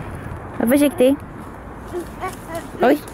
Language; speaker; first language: Swedish; native; Swedish